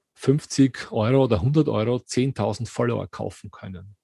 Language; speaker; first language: German; native; German